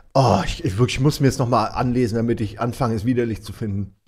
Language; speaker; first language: German; native; German